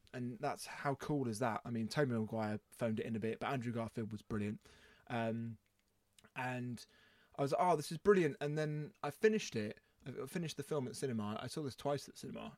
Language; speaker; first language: English; native; English